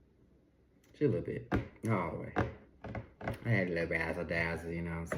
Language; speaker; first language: English; native; English